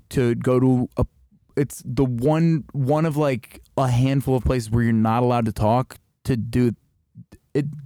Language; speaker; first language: English; native; English